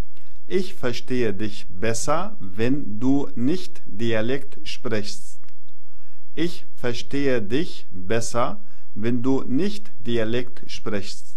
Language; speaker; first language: German; non-native, fluent; Arabic